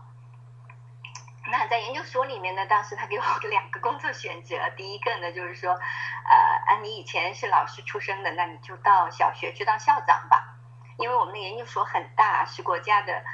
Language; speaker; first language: Chinese; native; Chinese